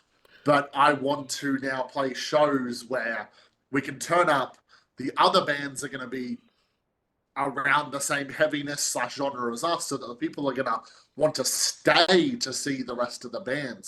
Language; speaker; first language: English; native; English